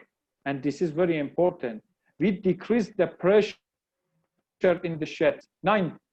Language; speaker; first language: English; non-native, learner; Persian